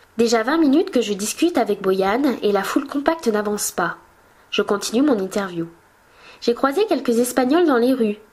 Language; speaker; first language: French; native; French